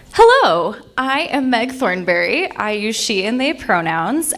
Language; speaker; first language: English; native; English